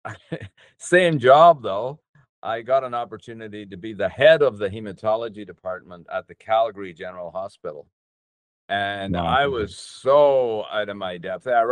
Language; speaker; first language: English; native; English